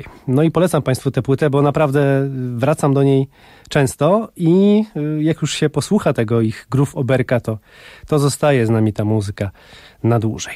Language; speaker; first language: Polish; native; Polish